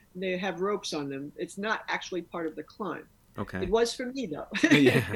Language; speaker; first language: English; native; English